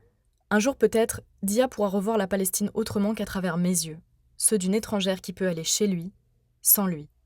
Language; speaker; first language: French; native; French